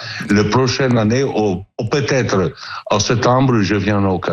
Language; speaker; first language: French; non-native, learner; Italian